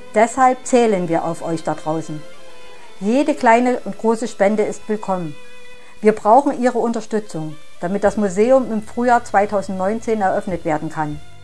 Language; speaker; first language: German; native; German